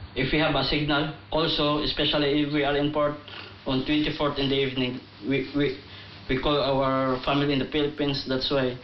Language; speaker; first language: English; non-native, local second language; Cebuano